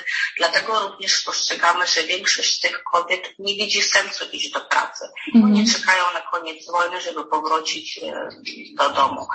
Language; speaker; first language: Polish; non-native, fluent; Ukrainian